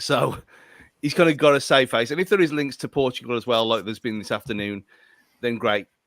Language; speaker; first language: English; native; English